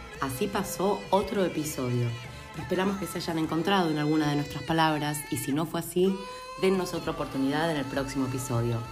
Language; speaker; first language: Spanish; native; Spanish